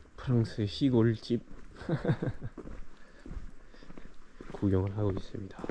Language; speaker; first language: Korean; non-native, fluent; French